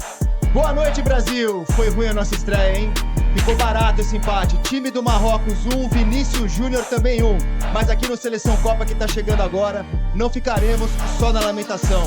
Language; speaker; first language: Portuguese; native; Portuguese